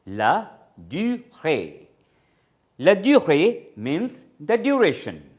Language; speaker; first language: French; non-native, fluent; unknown